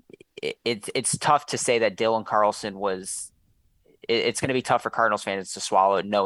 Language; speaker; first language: English; native; English